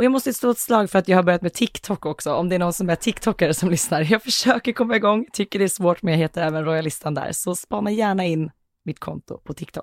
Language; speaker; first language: Swedish; native; Swedish